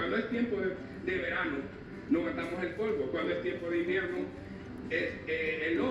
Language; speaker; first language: Spanish; native; Spanish